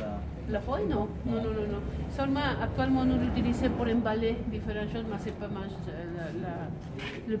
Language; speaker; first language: French; non-native, learner; Spanish